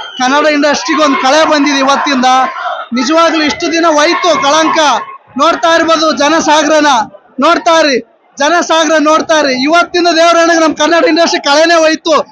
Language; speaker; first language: Kannada; native; Kannada